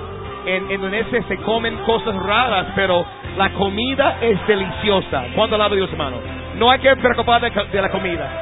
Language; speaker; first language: Spanish; non-native, fluent; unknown